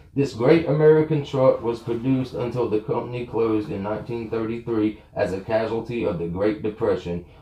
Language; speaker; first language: English; native; English